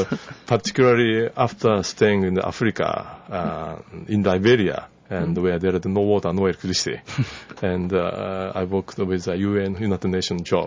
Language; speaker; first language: English; non-native, learner; Japanese